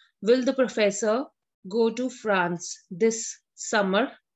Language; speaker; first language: English; non-native, local second language; Hindi